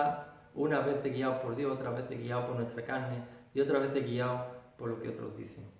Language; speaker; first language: Spanish; native; Spanish